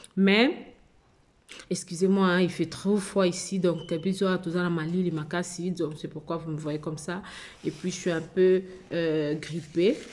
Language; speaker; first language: French; non-native, local second language; Lingala